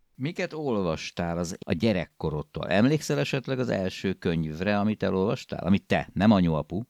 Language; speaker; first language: Hungarian; native; Hungarian